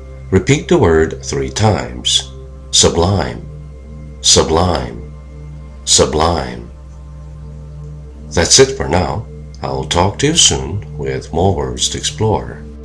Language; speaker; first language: English; non-native, fluent; Korean